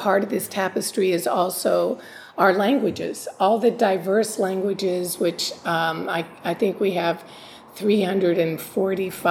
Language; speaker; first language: English; native; English